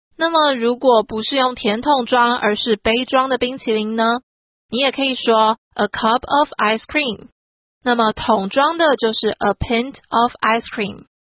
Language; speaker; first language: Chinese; native; Chinese